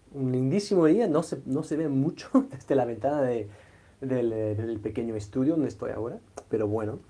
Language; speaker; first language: Spanish; non-native, fluent; English